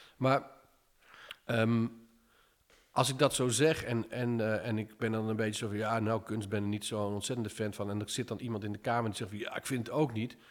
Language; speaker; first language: Dutch; early bilingual, other home language; English